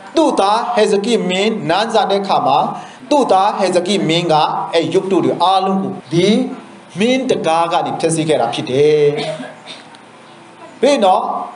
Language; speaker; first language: Burmese; non-native, local second language; Hakha Chin